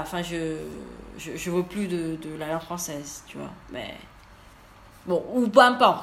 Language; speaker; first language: French; non-native, learner; Indonesian